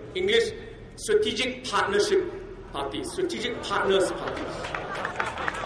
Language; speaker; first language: English; non-native, local second language; Chinese